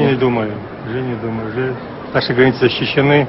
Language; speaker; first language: Russian; non-native, local second language; Abkhazian